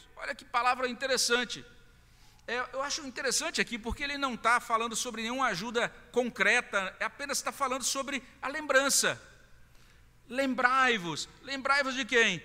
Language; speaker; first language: Portuguese; native; Portuguese